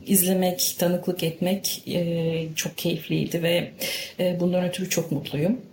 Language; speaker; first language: Turkish; early bilingual, heritage; Turkish